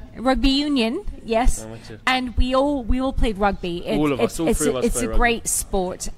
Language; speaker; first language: English; native; English